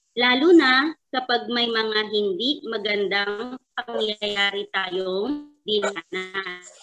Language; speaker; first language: Filipino; native; Filipino